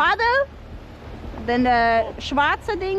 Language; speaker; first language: German; non-native, learner; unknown